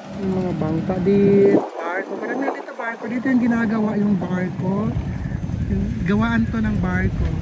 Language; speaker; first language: Filipino; non-native, local second language; Chavacano